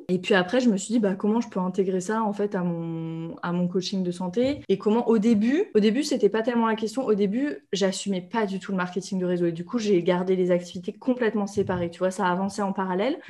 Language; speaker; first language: French; native; French